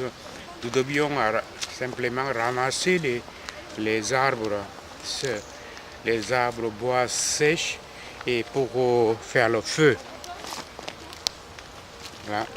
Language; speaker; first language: French; non-native, fluent; Korean